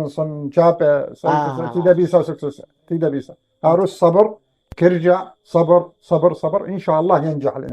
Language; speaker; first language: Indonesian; non-native, learner; Arabic